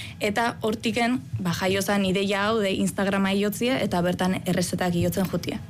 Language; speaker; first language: Basque; native; Basque